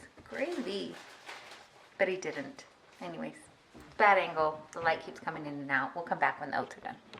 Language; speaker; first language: English; native; English